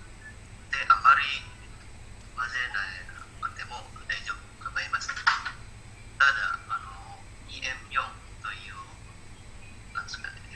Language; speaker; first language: Japanese; non-native, learner; Indonesian